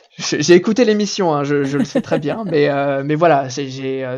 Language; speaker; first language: French; native; French